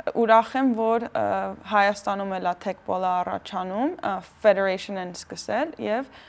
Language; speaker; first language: Armenian; early bilingual, heritage; Armenian